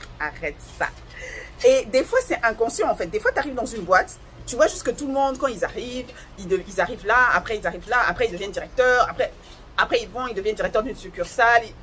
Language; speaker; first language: French; non-native, local second language; Lingala